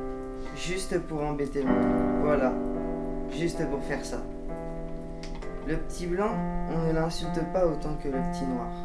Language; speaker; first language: French; native; French